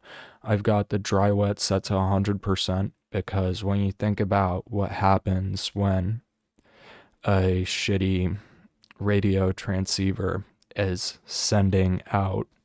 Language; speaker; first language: English; native; English